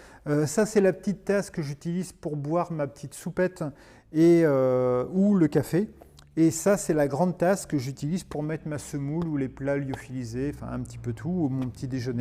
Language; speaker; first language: French; native; French